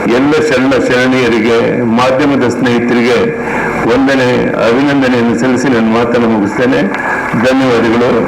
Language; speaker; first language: Kannada; native; Kannada